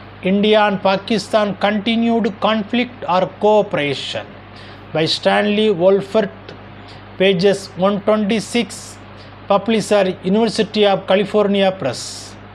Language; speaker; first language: English; non-native, local second language; Tamil